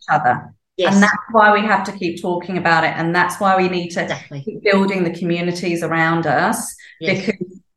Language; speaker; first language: English; native; English